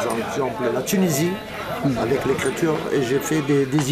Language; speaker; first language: French; non-native, local second language; Arabic